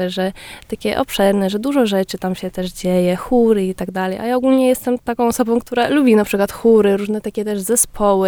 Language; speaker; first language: Polish; early bilingual, heritage; Polish